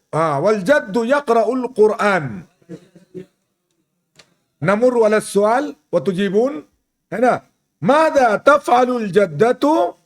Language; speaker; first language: Arabic; non-native, fluent; Urdu